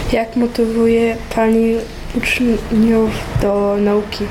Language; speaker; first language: Polish; early bilingual, heritage; Polish